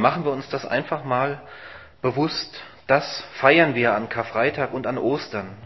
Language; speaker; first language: German; native; German